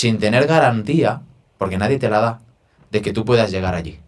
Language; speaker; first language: Spanish; native; Spanish